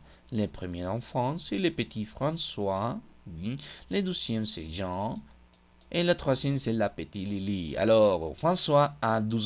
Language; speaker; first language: French; non-native, fluent; Spanish